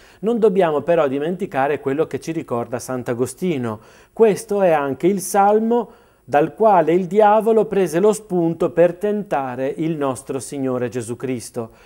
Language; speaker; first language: Italian; native; Italian